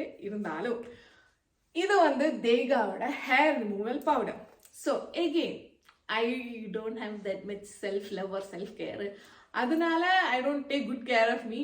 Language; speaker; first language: Tamil; non-native, local second language; Malayalam